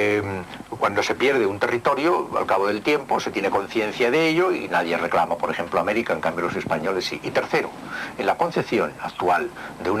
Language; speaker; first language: Spanish; native; Spanish